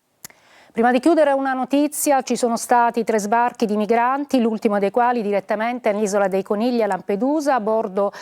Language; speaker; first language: Italian; native; Italian